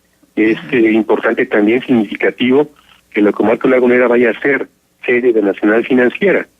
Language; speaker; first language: Spanish; native; Spanish